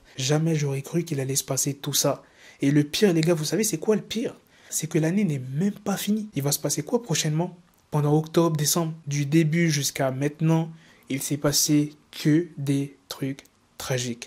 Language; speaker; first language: French; native; French